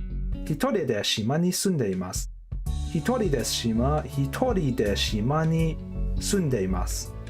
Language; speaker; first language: Japanese; non-native, learner; English